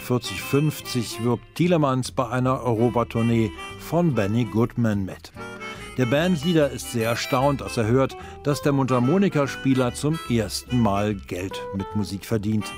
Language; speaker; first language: German; native; German